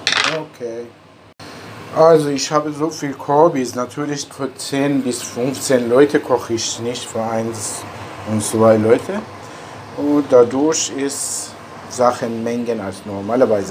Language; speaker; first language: German; non-native, fluent; Persian